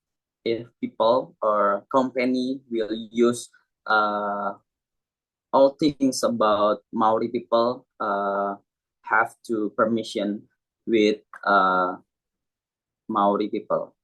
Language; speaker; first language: English; non-native, learner; Indonesian